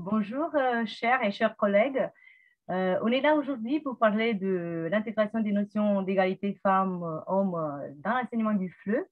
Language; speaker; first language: French; non-native, fluent; Romanian